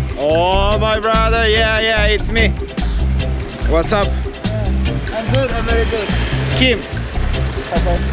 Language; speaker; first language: English; non-native, learner; Serbian